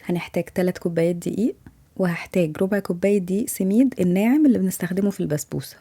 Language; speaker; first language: Arabic; native; Arabic